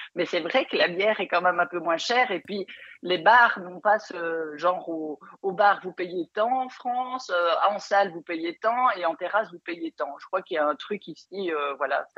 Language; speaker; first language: French; native; French